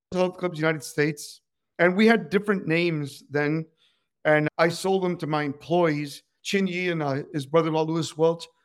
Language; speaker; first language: English; non-native, fluent; Spanish